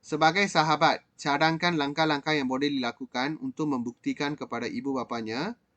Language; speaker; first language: Malay; non-native, local second language; Tamil